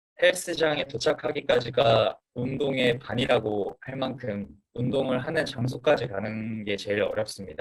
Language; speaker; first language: Korean; native; Korean